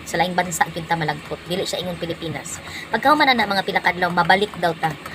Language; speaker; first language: Filipino; non-native, local second language; Cebuano